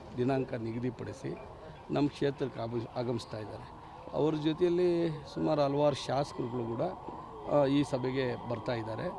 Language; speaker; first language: Kannada; native; Kannada